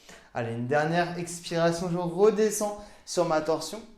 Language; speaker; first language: French; native; French